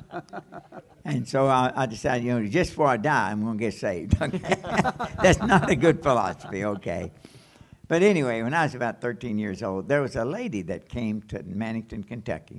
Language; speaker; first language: English; native; English